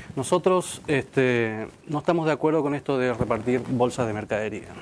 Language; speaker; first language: Spanish; native; Spanish